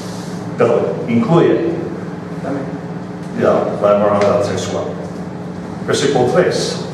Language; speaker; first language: Spanish; non-native, fluent; English